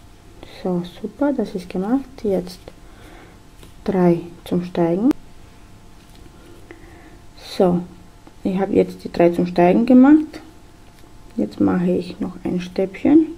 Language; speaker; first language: German; non-native, fluent; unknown